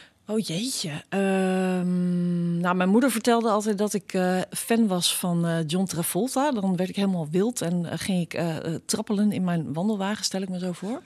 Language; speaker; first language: Dutch; native; Dutch